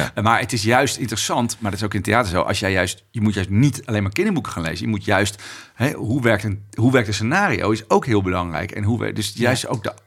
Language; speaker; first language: Dutch; native; Dutch